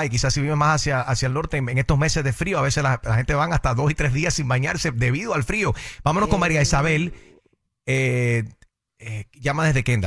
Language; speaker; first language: Spanish; native; Spanish